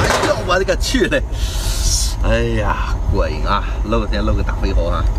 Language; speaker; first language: Chinese; native; Chinese